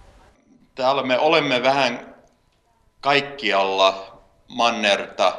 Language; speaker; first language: Finnish; early bilingual, heritage; Finnish